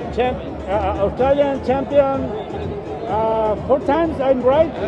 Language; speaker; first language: English; non-native, learner; Spanish